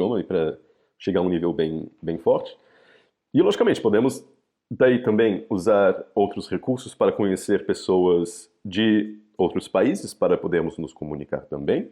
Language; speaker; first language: Portuguese; native; Portuguese